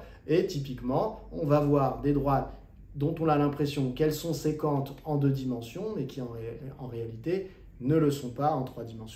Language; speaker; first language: French; native; French